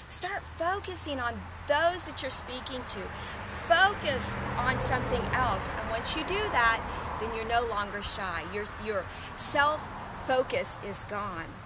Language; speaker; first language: English; native; English